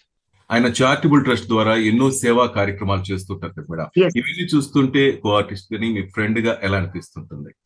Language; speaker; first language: Telugu; native; Telugu